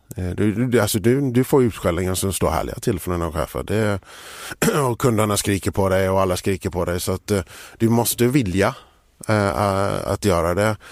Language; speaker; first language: Swedish; early bilingual, other home language; English